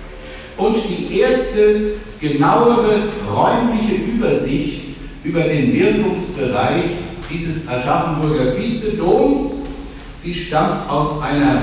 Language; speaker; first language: German; native; German